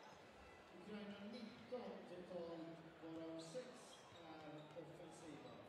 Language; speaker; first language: Swedish; native; Swedish